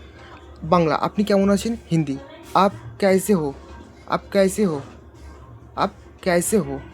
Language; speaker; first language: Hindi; non-native, local second language; Bangla